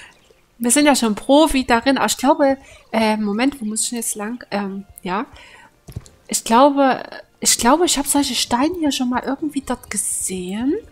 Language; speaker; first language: German; native; German